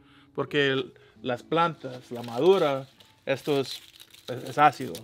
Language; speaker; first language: Spanish; non-native, learner; English